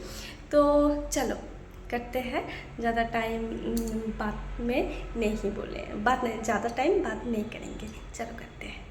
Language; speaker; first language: Hindi; non-native, local second language; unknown